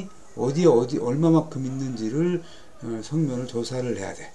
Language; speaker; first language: Korean; native; Korean